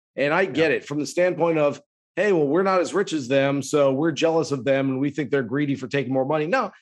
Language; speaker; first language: English; native; English